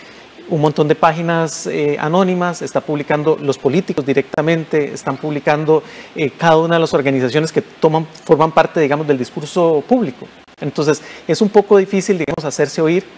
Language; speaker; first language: Spanish; native; Spanish